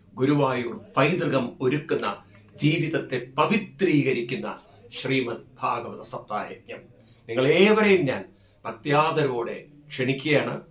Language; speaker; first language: Malayalam; native; Malayalam